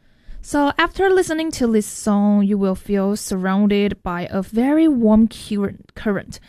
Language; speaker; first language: English; non-native, fluent; Chinese